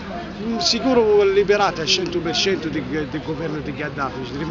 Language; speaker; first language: Italian; non-native, learner; Arabic